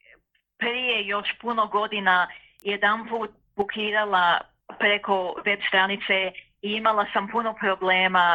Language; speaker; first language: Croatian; early bilingual, heritage; Croatian